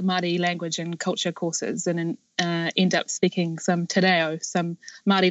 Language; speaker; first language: English; native; English